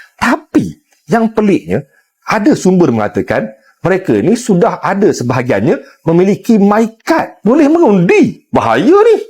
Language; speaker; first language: Malay; native; Malay